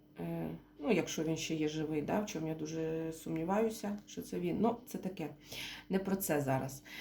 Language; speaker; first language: Ukrainian; non-native, local second language; Russian